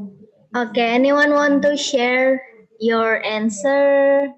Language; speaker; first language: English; non-native, learner; Indonesian